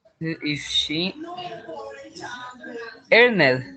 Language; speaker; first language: English; non-native, learner; Spanish